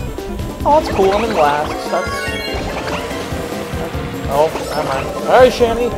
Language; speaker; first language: English; native; English